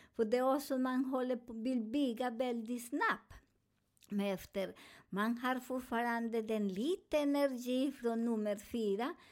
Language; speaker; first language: Swedish; non-native, learner; Spanish